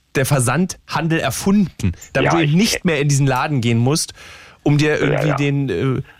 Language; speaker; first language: German; native; German